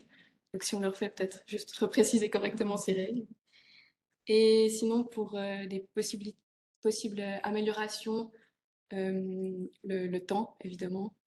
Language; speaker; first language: French; native; French